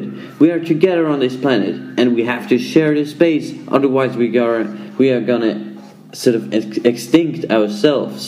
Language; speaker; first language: English; non-native, fluent; Swiss German